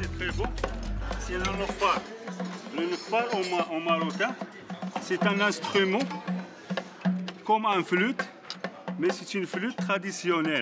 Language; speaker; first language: French; non-native, local second language; Arabic